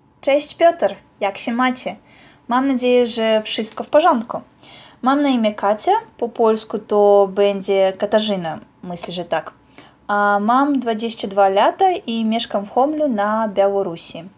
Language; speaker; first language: Polish; non-native, learner; Russian